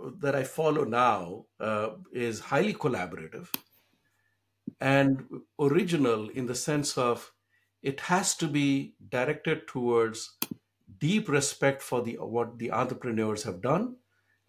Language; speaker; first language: English; non-native, local second language; Hindi